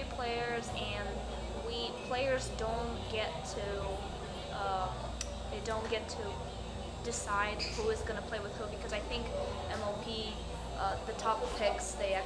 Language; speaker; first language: English; non-native, fluent; Russian